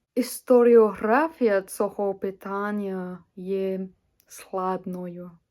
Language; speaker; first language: Ukrainian; non-native, learner; English